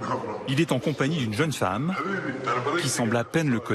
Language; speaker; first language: French; native; French